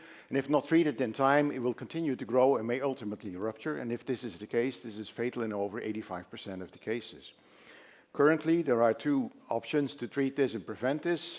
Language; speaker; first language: English; non-native, fluent; Dutch